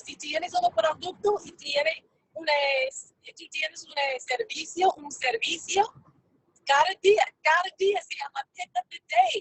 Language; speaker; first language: Spanish; non-native, fluent; English